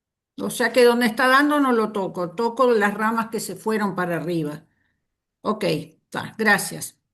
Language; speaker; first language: Spanish; native; Spanish